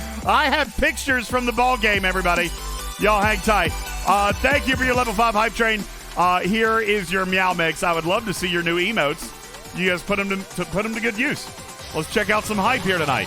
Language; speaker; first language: English; native; English